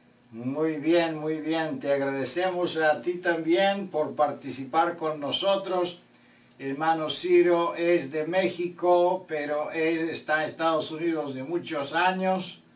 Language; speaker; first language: Spanish; non-native, fluent; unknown